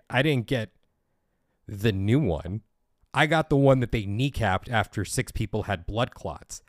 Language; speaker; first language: English; native; English